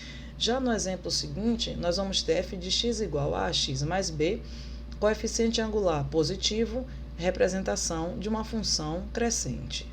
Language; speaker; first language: Portuguese; native; Portuguese